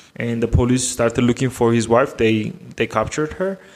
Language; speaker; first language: English; non-native, fluent; Amharic